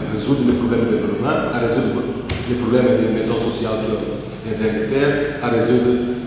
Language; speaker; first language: French; non-native, fluent; Portuguese